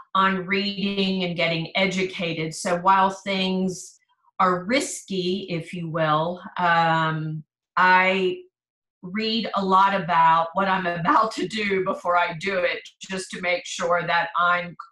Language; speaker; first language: English; native; English